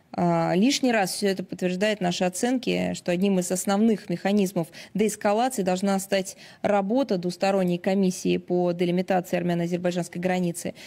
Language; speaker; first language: Russian; native; Russian